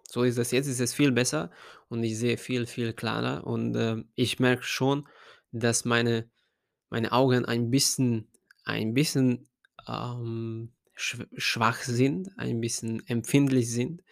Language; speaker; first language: German; non-native, fluent; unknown